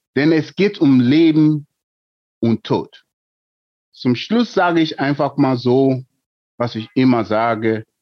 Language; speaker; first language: German; non-native, fluent; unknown